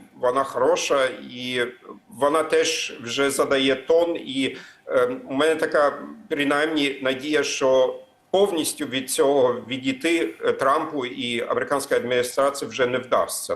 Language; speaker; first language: Ukrainian; non-native, fluent; German